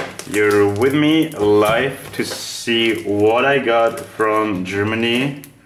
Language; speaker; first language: English; non-native, fluent; German